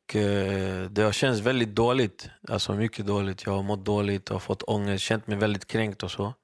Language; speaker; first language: Swedish; early bilingual, other home language; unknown